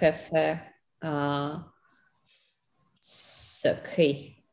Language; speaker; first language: French; non-native, learner; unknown